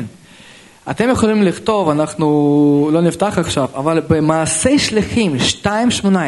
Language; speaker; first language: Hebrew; non-native, local second language; Russian